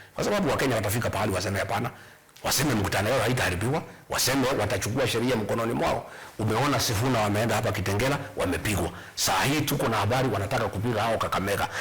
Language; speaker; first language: Swahili; non-native, local second language; Kikuyu